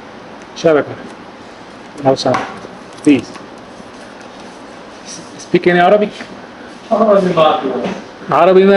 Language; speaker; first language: Arabic; native; Arabic